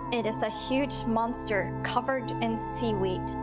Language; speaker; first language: English; non-native, fluent; Norwegian